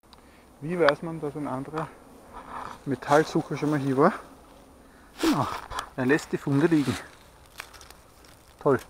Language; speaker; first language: German; native; German